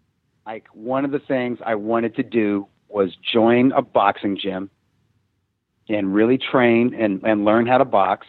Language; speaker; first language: English; native; English